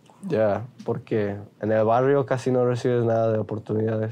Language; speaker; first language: Spanish; early bilingual, heritage; Spanish